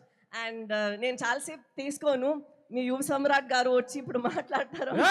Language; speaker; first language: Telugu; non-native, fluent; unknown